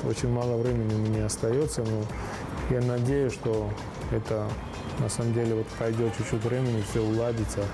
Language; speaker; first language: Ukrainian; non-native, learner; Georgian